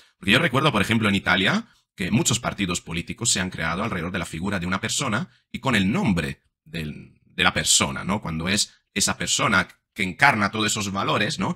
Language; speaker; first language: Spanish; non-native, fluent; Italian